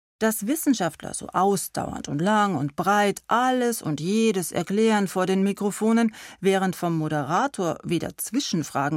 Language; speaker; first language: German; native; German